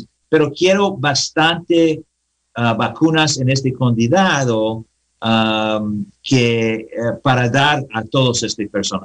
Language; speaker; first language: Spanish; non-native, learner; English